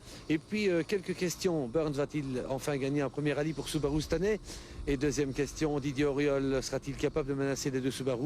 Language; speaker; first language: French; native; French